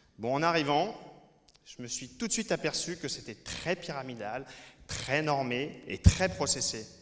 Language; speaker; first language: French; native; French